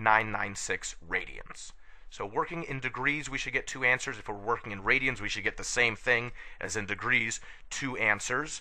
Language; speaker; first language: English; native; English